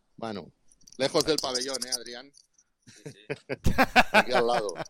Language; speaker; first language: Spanish; non-native, local second language; Catalan